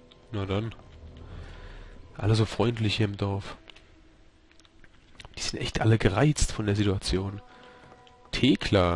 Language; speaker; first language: German; native; German